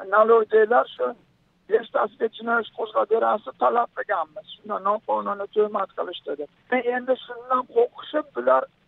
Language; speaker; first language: Uzbek; native; Uzbek